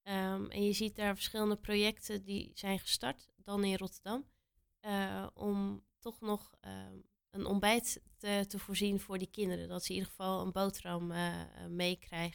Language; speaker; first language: Dutch; native; Dutch